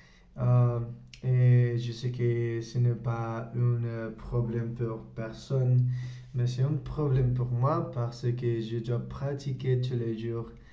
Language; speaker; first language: French; non-native, learner; Spanish